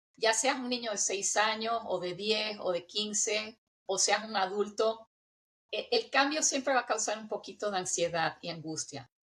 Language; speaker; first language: Spanish; early bilingual, heritage; Spanish